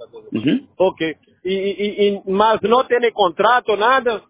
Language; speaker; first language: Spanish; non-native, learner; Portuguese